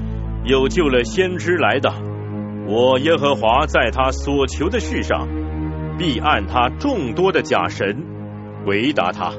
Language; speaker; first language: Chinese; native; Chinese